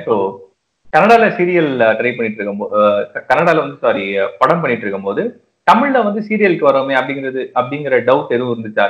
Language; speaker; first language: Tamil; native; Tamil